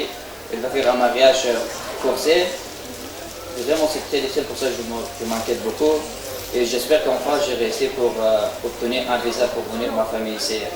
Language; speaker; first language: French; non-native, learner; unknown